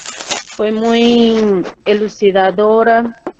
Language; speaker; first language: Spanish; non-native, fluent; Portuguese